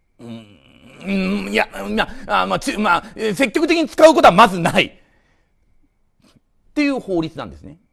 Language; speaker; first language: Japanese; native; Japanese